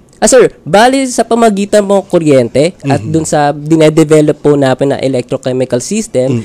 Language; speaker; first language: Filipino; native; Filipino